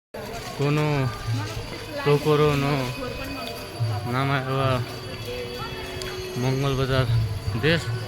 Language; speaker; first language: Japanese; non-native, learner; Nepali